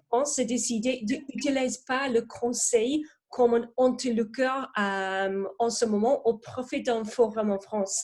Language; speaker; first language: French; non-native, fluent; English